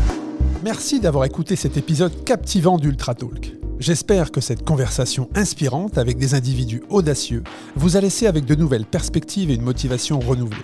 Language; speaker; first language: French; native; French